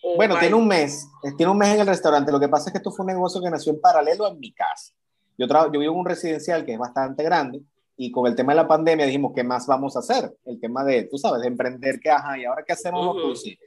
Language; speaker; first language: Spanish; native; Spanish